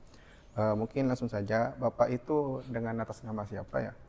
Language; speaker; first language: Indonesian; non-native, local second language; Madurese